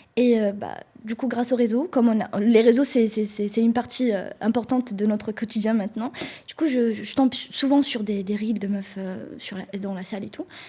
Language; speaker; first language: French; non-native, local second language; Arabic